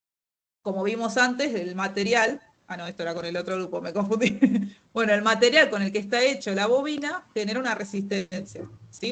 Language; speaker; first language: Spanish; native; Spanish